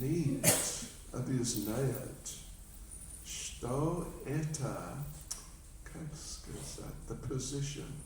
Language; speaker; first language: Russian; non-native, learner; English